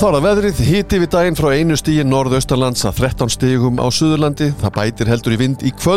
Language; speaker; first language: Icelandic; native; Icelandic